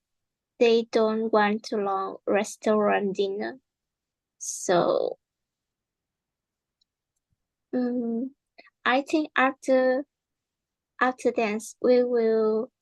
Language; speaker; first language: English; non-native, learner; Vietnamese